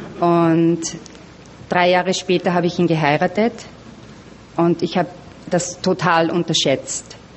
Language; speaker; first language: German; native; German